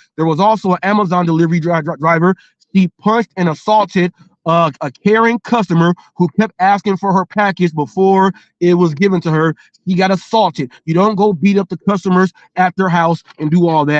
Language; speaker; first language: English; native; English